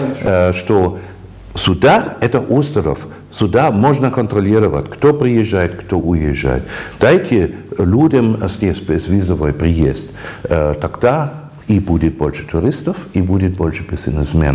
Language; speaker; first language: Russian; non-native, fluent; German